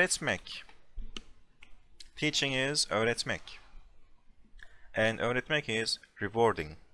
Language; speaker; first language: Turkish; non-native, fluent; English